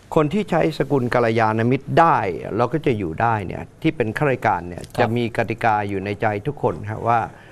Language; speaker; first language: Thai; native; Thai